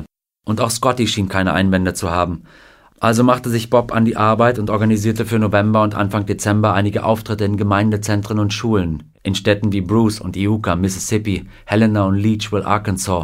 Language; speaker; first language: German; native; German